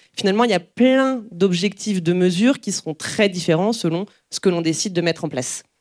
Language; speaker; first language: French; native; French